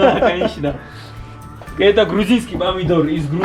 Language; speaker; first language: Russian; non-native, learner; Georgian